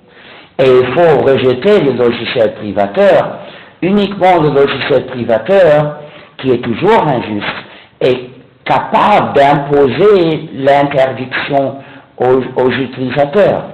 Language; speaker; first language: French; non-native, fluent; English